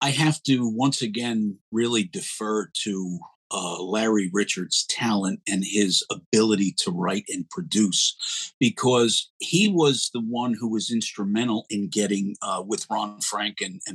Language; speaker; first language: English; native; English